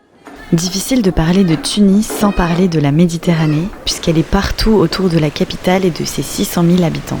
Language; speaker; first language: French; native; French